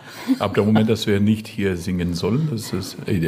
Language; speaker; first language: German; non-native, fluent; French